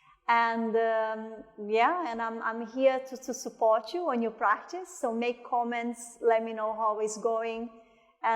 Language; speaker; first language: English; non-native, fluent; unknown